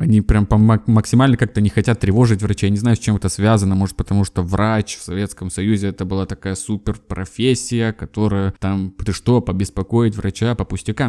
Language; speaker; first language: Russian; native; Russian